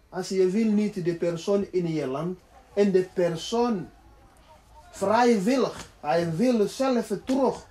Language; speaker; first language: Dutch; non-native, learner; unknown